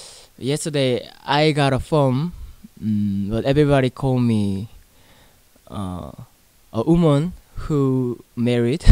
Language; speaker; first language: English; non-native, learner; Korean